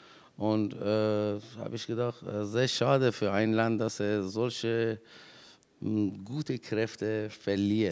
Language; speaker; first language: German; non-native, fluent; Persian